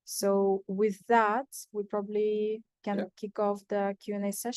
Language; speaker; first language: English; non-native, fluent; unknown